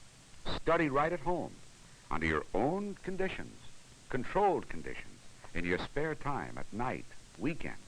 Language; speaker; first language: English; native; English